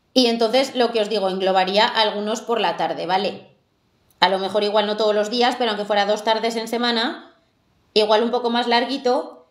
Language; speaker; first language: Spanish; native; Spanish